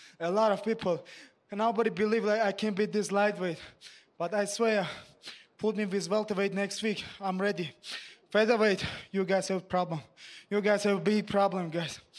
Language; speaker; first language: English; non-native, learner; Tajik